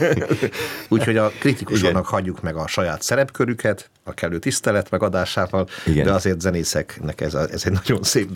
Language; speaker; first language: Hungarian; native; Hungarian